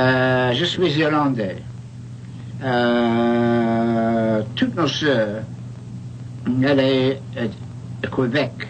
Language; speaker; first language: French; non-native, learner; English